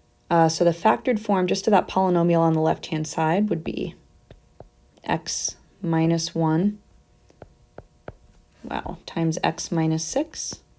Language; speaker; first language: English; native; English